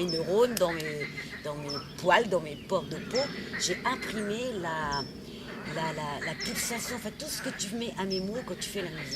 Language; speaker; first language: French; native; French